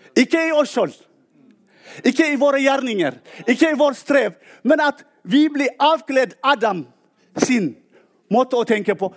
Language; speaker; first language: Norwegian; non-native, fluent; Tigrinya